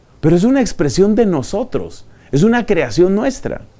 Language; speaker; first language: Spanish; native; Spanish